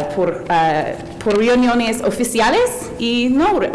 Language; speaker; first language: Spanish; non-native, learner; English